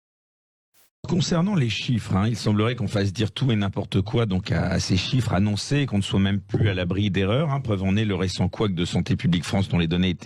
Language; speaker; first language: French; native; French